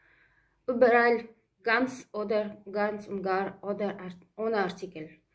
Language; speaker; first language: German; non-native, fluent; Russian